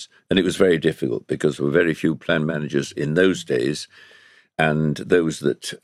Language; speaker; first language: English; native; English